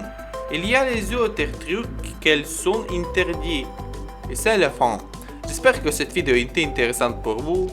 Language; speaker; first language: French; non-native, learner; Ukrainian